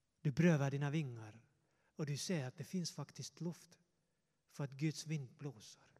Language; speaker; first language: Swedish; non-native, fluent; Finnish